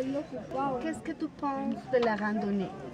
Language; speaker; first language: French; non-native, learner; Spanish